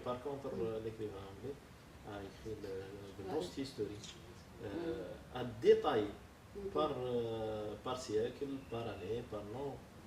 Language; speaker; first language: French; non-native, local second language; Arabic